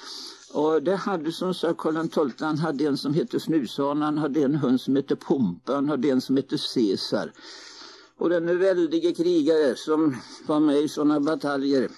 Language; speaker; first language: Swedish; native; Swedish